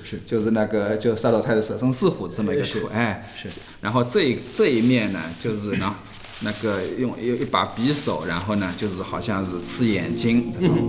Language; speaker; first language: Chinese; native; Chinese